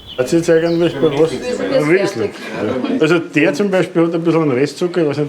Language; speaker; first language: German; native; German